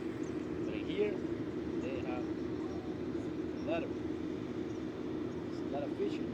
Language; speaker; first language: English; non-native, learner; Spanish